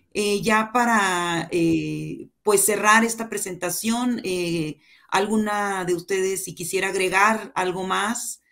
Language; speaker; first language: Spanish; native; Spanish